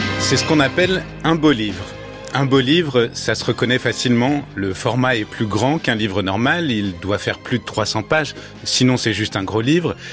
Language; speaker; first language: French; native; French